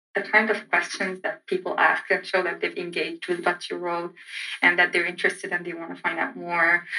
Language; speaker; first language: English; non-native, fluent; Arabic